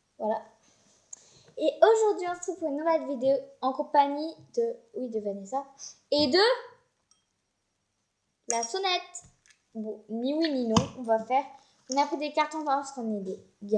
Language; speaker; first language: French; native; French